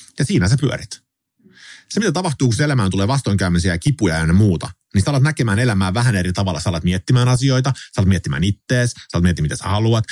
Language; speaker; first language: Finnish; early bilingual, heritage; Finnish